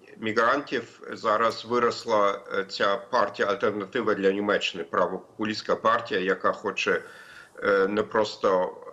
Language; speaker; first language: Ukrainian; non-native, fluent; German